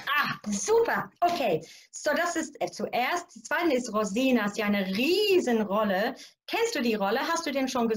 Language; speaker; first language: German; non-native, fluent; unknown